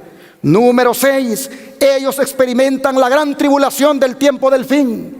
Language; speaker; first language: Spanish; native; Spanish